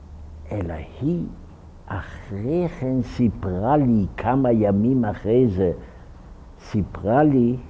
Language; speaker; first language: Hebrew; non-native, fluent; Ukrainian